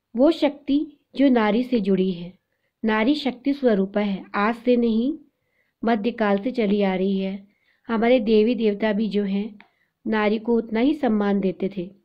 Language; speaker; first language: Hindi; native; Hindi